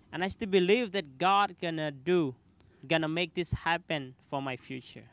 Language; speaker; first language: English; non-native, learner; Khmer